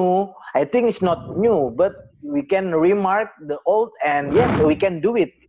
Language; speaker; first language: English; non-native, learner; Indonesian